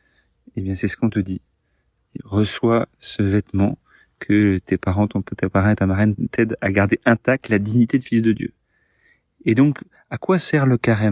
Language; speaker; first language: French; native; French